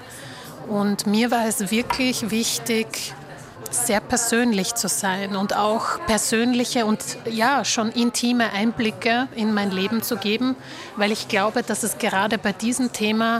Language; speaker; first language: German; early bilingual, other home language; Slovak